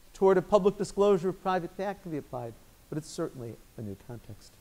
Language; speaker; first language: English; native; English